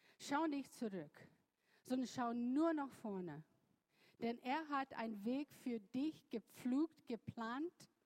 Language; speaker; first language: German; non-native, fluent; English